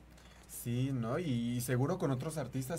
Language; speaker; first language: Spanish; native; Spanish